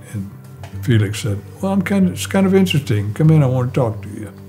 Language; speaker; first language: English; native; English